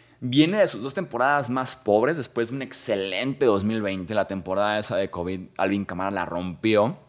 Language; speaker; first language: Spanish; native; Spanish